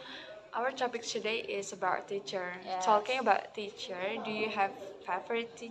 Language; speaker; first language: English; non-native, learner; Indonesian